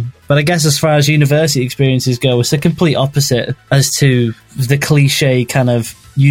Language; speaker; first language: English; native; English